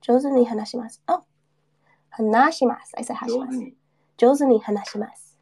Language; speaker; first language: Japanese; non-native, learner; English